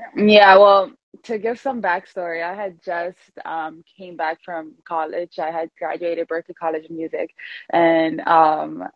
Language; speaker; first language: English; early bilingual, other home language; Spanish